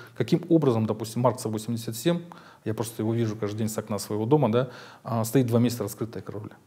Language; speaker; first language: Russian; native; Russian